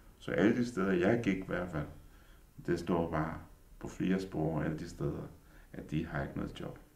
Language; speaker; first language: Danish; non-native, fluent; Urdu